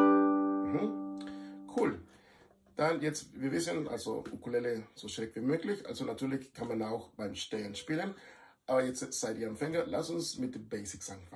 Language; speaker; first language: German; non-native, fluent; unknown